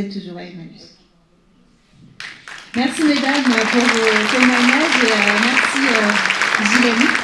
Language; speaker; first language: French; native; French